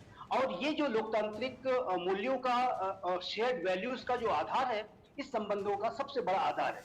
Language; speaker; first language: Hindi; native; Hindi